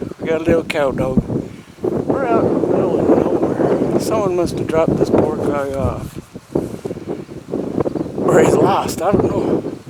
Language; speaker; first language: English; native; English